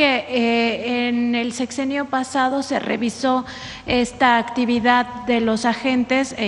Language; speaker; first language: Spanish; native; Spanish